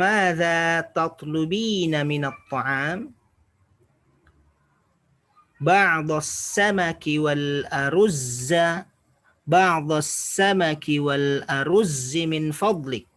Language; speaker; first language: Arabic; non-native, fluent; Indonesian